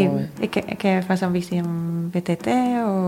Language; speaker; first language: Catalan; non-native, fluent; English